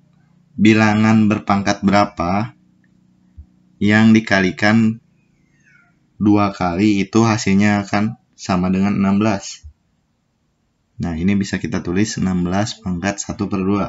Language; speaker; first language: Indonesian; native; Indonesian